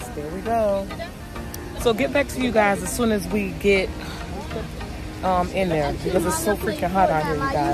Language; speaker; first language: English; native; English